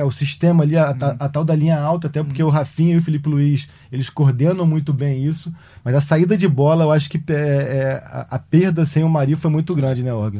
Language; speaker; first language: Portuguese; native; Portuguese